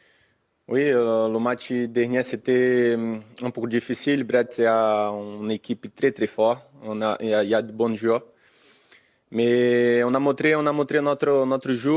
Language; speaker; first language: French; non-native, learner; Portuguese